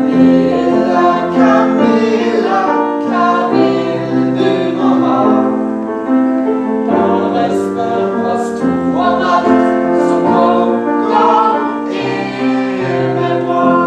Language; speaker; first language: Norwegian; native; Norwegian